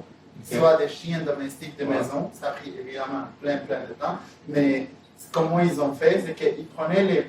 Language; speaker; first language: French; native; French